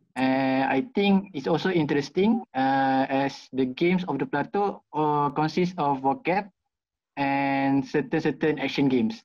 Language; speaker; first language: English; non-native, local second language; Malay